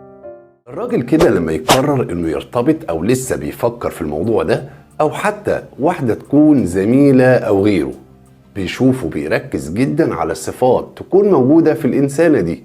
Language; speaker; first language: Arabic; native; Arabic